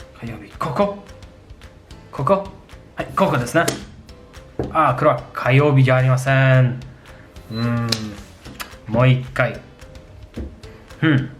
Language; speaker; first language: Japanese; non-native, fluent; Polish